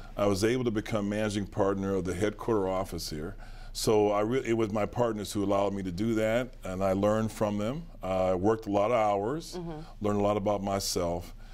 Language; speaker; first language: English; native; English